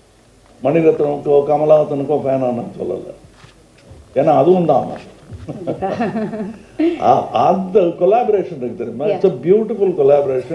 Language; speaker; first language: Tamil; native; Tamil